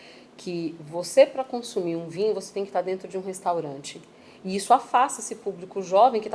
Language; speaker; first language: Portuguese; native; Portuguese